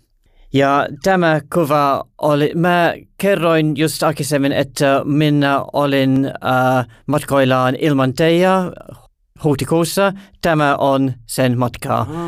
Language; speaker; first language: Finnish; non-native, learner; English